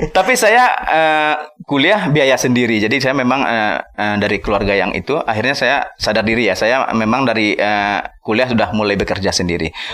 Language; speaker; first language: Indonesian; non-native, local second language; Minangkabau